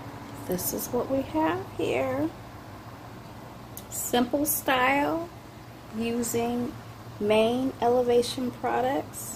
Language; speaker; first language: English; native; English